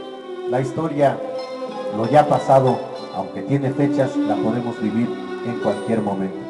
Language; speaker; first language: Spanish; native; Spanish